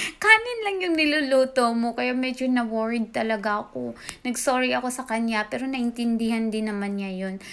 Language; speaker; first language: Filipino; non-native, local second language; Cebuano